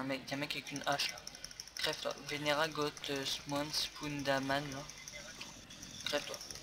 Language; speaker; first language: French; native; French